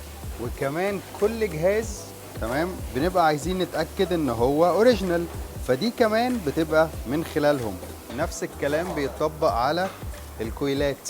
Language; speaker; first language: Arabic; native; Arabic